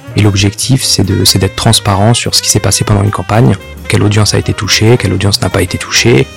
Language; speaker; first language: French; native; French